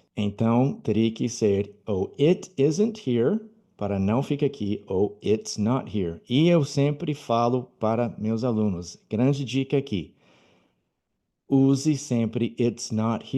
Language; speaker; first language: Portuguese; non-native, fluent; English